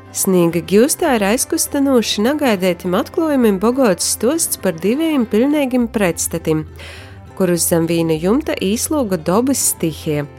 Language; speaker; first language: Latvian; native; Latvian